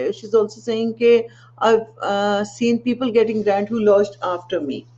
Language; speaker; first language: English; non-native, local second language; Punjabi